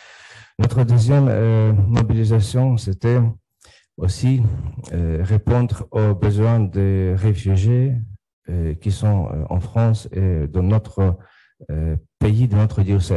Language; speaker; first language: French; non-native, fluent; Ukrainian